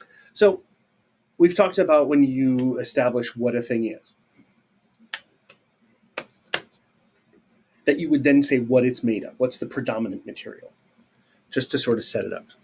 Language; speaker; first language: English; native; English